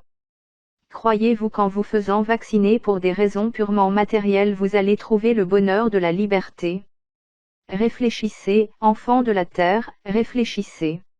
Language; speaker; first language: French; native; French